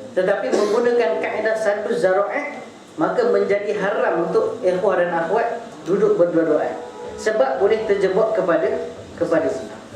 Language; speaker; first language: Malay; native; Malay